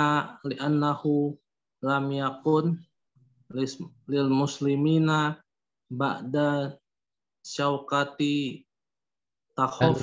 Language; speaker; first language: Arabic; non-native, learner; Indonesian